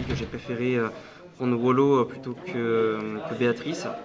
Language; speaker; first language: French; native; French